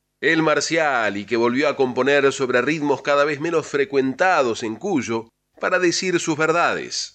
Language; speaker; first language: Spanish; native; Spanish